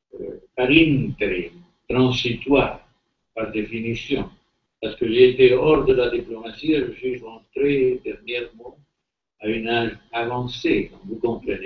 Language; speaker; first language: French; non-native, fluent; Spanish